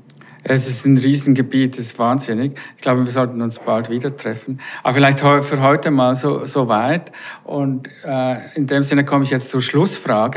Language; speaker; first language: German; native; German